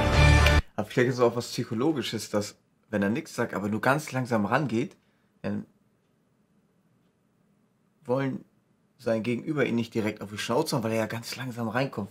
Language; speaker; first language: German; native; German